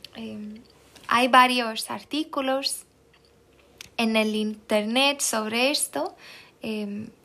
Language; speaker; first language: Spanish; non-native, fluent; Swedish